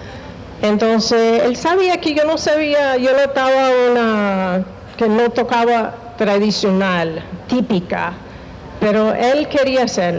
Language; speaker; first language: Spanish; non-native, fluent; English